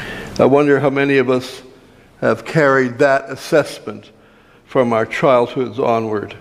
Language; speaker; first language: English; native; English